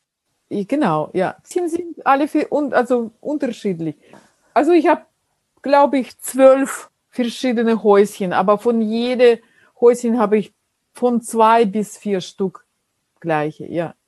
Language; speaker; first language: German; non-native, fluent; Russian